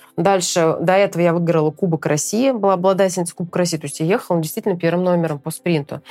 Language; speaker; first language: Russian; native; Russian